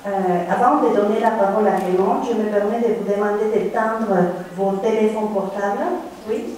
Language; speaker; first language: French; non-native, fluent; Spanish